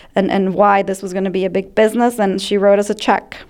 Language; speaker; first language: English; non-native, fluent; Spanish